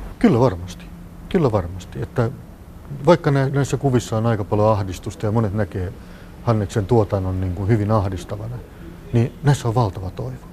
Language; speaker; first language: Finnish; native; Finnish